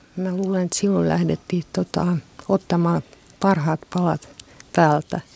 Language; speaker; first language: Finnish; non-native, fluent; Russian